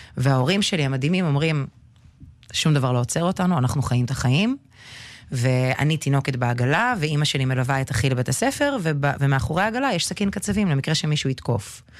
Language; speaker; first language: Hebrew; early bilingual, other home language; Russian